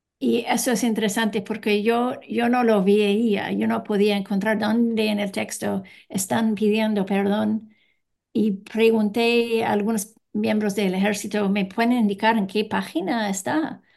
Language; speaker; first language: Spanish; non-native, fluent; English